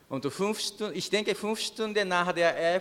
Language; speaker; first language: German; non-native, learner; Japanese